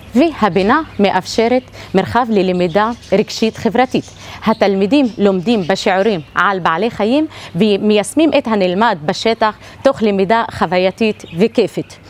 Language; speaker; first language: Hebrew; non-native, local second language; Arabic